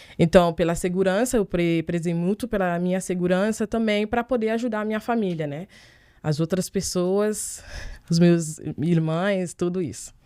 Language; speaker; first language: Portuguese; non-native, fluent; Haitian Creole